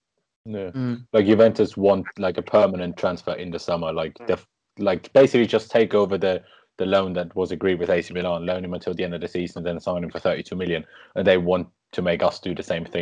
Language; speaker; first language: English; native; English